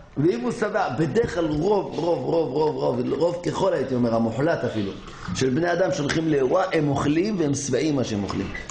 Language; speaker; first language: Hebrew; native; Hebrew